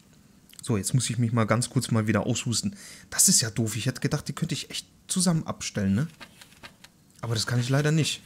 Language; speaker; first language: German; native; German